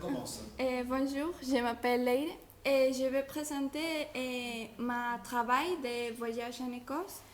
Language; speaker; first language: French; non-native, learner; Spanish